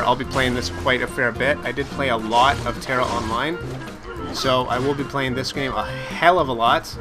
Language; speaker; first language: English; native; English